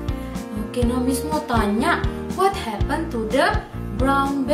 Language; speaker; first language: English; non-native, fluent; Indonesian